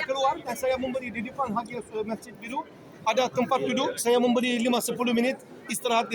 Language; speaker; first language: Indonesian; non-native, learner; Turkish